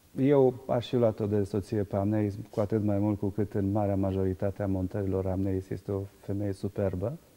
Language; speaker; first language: Romanian; native; Romanian